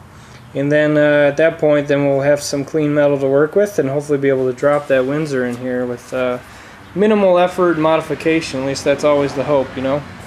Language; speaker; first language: English; native; English